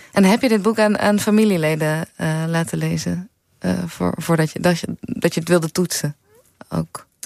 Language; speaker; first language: Dutch; native; Dutch